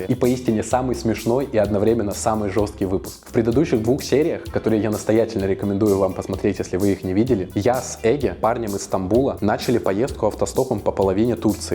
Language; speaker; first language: Russian; native; Russian